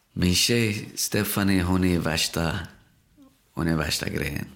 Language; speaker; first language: Swedish; early bilingual, other home language; Spanish